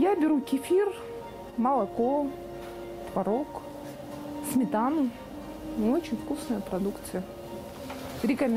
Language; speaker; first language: Russian; non-native, local second language; Kazakh